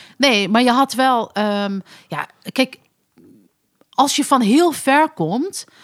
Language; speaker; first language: Dutch; early bilingual, other home language; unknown